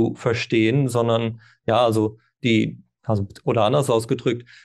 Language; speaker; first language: German; non-native, fluent; English